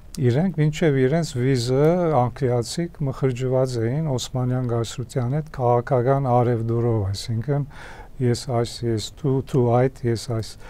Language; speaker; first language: Armenian; early bilingual, heritage; Armenian